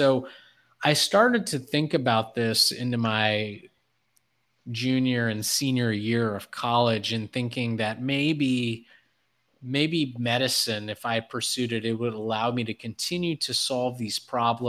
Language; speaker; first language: English; native; English